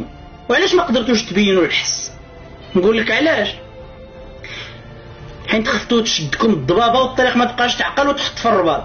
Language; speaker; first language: Arabic; native; Arabic